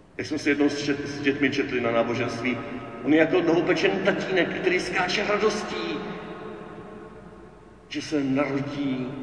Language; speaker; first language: Czech; native; Czech